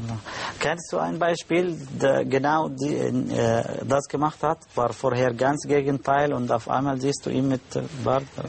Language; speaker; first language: German; non-native, learner; Arabic